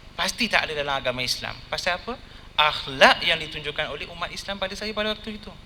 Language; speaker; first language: Malay; non-native, local second language; Tamil